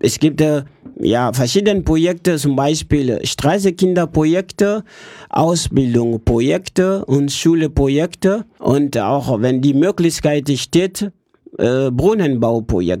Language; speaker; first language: German; non-native, learner; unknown